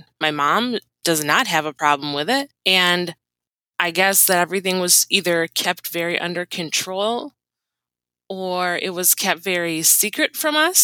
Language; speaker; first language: English; native; English